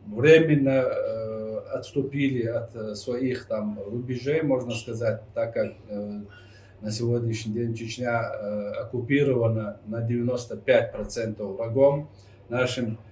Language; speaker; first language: Russian; non-native, local second language; Chechen